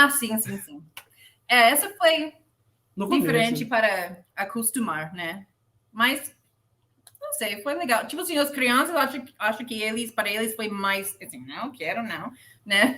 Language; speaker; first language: Portuguese; non-native, learner; English